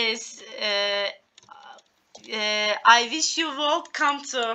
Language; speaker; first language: English; non-native, learner; Turkish